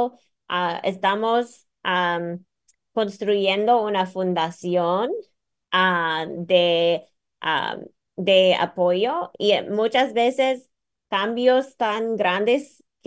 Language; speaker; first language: Spanish; non-native, fluent; English